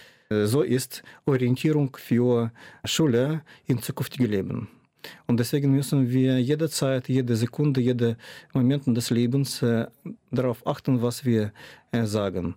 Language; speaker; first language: German; non-native, fluent; Russian